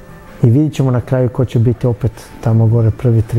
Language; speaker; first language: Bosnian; early bilingual, heritage; Bosnian